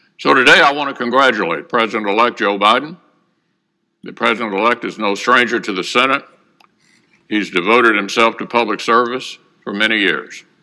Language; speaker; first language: English; native; English